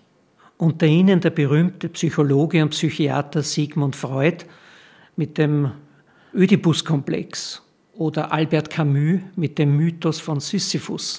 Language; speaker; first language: German; native; German